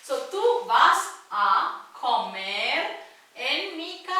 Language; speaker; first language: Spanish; non-native, fluent; Tamil